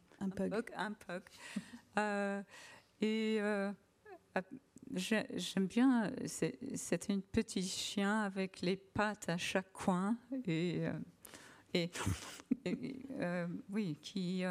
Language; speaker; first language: French; non-native, learner; English